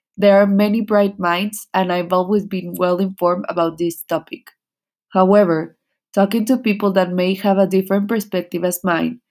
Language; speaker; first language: English; non-native, fluent; Spanish